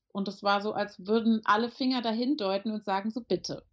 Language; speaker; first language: German; native; German